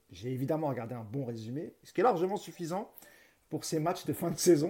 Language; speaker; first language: French; native; French